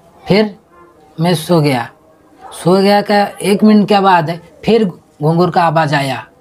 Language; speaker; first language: Hindi; non-native, local second language; Odia